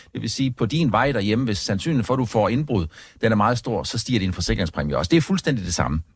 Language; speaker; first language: Danish; native; Danish